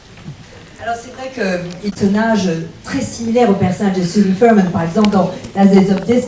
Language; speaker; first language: French; native; French